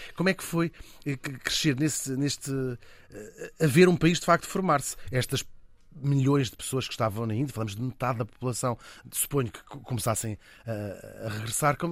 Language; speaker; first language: Portuguese; native; Portuguese